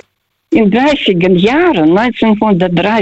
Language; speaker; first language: German; non-native, fluent; Russian